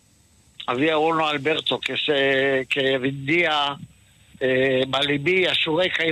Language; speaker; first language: Spanish; early bilingual, heritage; Ladino